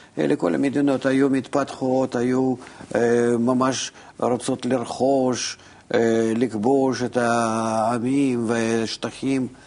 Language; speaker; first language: Hebrew; non-native, fluent; Russian